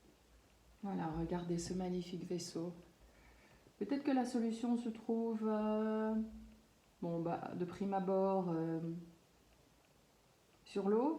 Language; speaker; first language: French; native; French